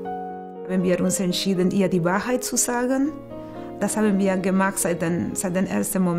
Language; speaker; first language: German; non-native, fluent; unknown